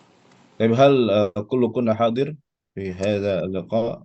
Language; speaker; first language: Arabic; non-native, fluent; Indonesian